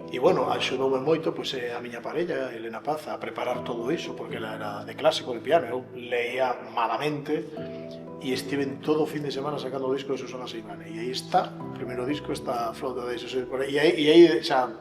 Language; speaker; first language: Galician; non-native, local second language; Spanish